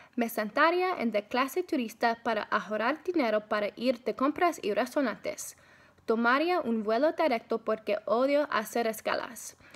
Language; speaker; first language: Spanish; early bilingual, heritage; Spanish